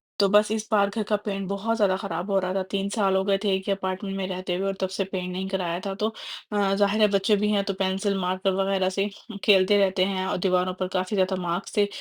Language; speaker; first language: Urdu; native; Urdu